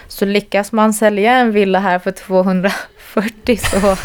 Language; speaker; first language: Swedish; native; Swedish